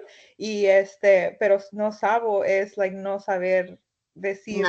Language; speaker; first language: Spanish; early bilingual, heritage; Spanish